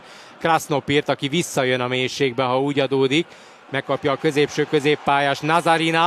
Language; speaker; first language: Hungarian; native; Hungarian